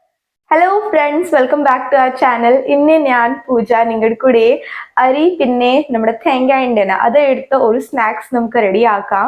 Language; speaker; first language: Malayalam; non-native, learner; Hindi